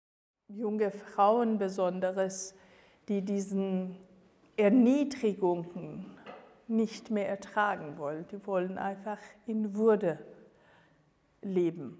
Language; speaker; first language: German; non-native, fluent; Persian